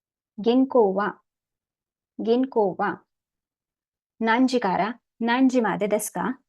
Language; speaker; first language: Japanese; non-native, learner; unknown